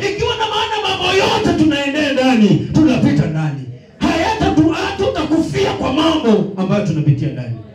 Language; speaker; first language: Swahili; non-native, local second language; Luyia